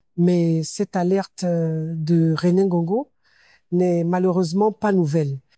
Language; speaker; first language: French; non-native, local second language; Lingala